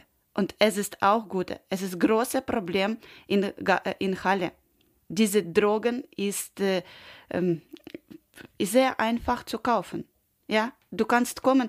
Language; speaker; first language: German; non-native, learner; Ukrainian